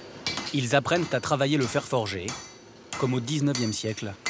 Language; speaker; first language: French; native; French